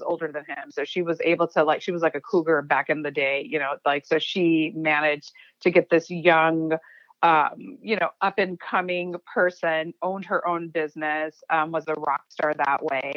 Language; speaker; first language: English; early bilingual, other home language; Urdu